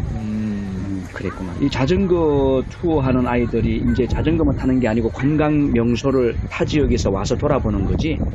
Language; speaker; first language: Korean; native; Korean